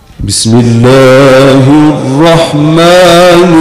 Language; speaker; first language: Arabic; native; Arabic